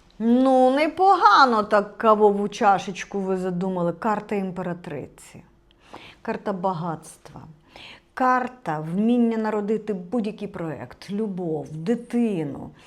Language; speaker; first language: Ukrainian; non-native, local second language; Russian